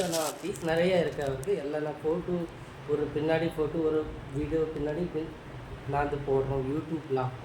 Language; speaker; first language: Tamil; non-native, local second language; Urdu